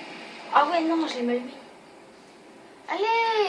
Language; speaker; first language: French; native; French